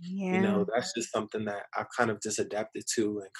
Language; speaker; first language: English; native; English